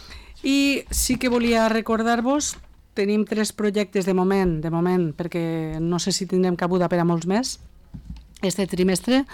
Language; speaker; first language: Catalan; native; Catalan